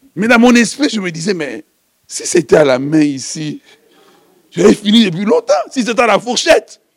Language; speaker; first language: French; non-native, local second language; Lingala